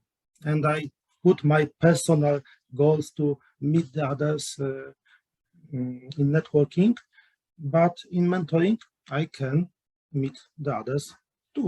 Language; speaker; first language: English; non-native, learner; Polish